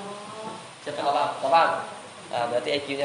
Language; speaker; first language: Indonesian; native; Indonesian